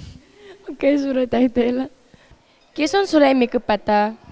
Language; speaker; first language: Estonian; native; Estonian